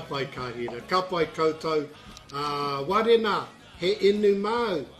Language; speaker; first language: Māori; non-native, local second language; English